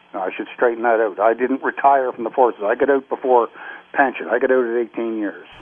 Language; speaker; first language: English; native; English